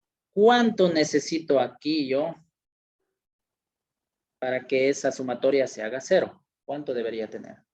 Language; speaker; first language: Spanish; native; Spanish